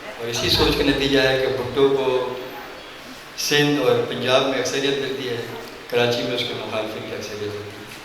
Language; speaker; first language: Urdu; non-native, local second language; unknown